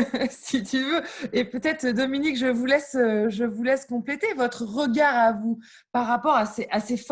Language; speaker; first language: French; native; French